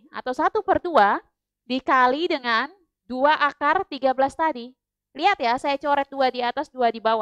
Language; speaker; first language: Indonesian; native; Indonesian